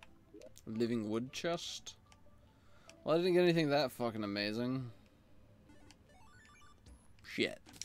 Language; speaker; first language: English; native; English